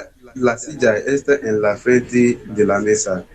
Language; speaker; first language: Spanish; non-native, learner; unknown